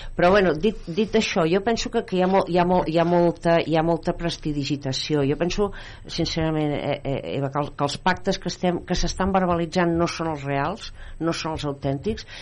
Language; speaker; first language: Catalan; native; Catalan